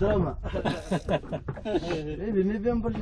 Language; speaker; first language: English; non-native, learner; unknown